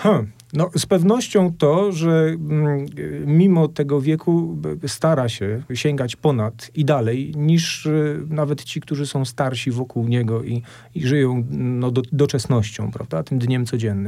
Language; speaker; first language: Polish; native; Polish